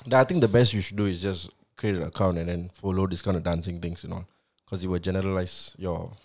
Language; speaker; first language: English; non-native, local second language; Tamil